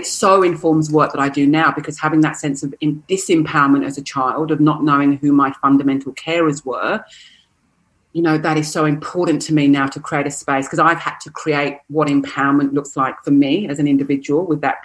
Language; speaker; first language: English; native; English